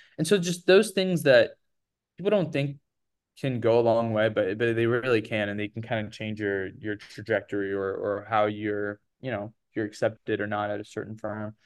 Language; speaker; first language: English; early bilingual, other home language; Portuguese